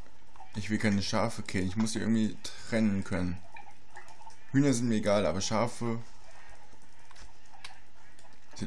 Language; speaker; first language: German; native; German